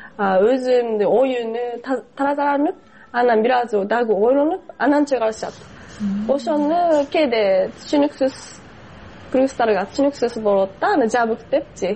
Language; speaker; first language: Kyrgyz; non-native, fluent; Japanese